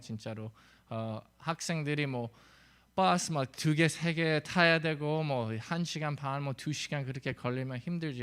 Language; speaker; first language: Korean; early bilingual, heritage; English